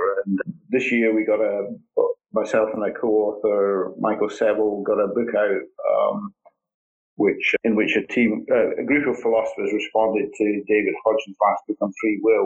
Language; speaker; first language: English; native; English